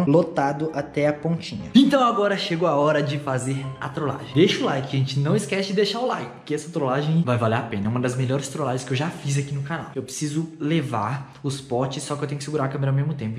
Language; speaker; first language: Portuguese; native; Portuguese